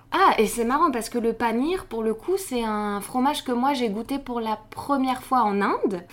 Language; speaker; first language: French; native; French